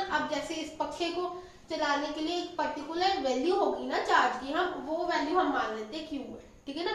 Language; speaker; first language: Hindi; native; Hindi